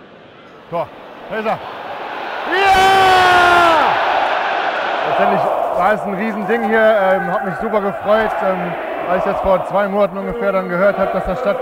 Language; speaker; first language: German; native; German